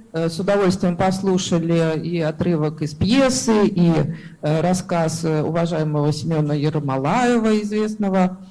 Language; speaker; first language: Russian; native; Russian